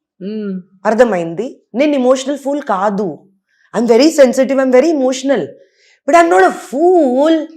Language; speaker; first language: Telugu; non-native, local second language; Hindi